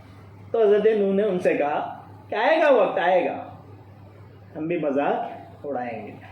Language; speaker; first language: Urdu; native; Urdu